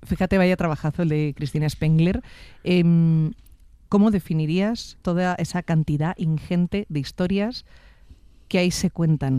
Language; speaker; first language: Spanish; native; Spanish